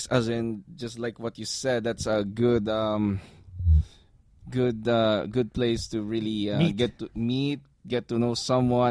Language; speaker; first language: English; non-native, local second language; Filipino